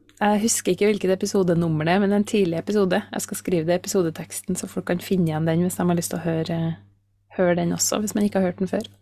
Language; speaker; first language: Norwegian; native; Norwegian